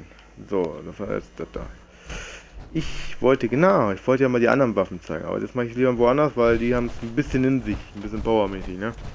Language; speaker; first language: German; native; German